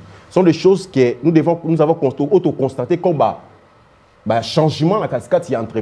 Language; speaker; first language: French; non-native, local second language; Lingala